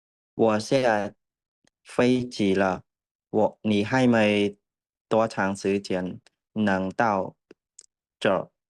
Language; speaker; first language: Chinese; non-native, learner; Khmer